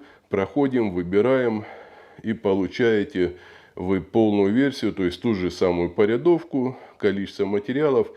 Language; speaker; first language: Russian; native; Russian